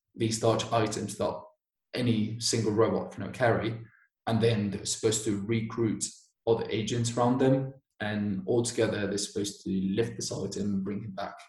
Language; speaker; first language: English; non-native, fluent; Spanish